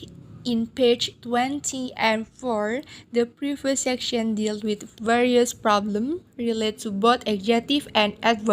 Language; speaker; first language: English; non-native, learner; Indonesian